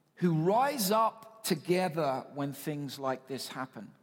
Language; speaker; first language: English; native; English